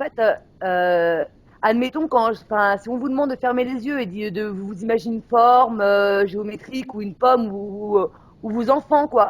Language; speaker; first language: French; native; French